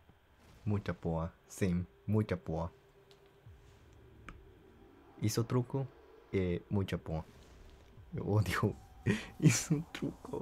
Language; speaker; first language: Portuguese; non-native, learner; English